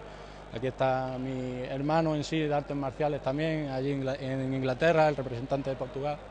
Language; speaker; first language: Spanish; native; Spanish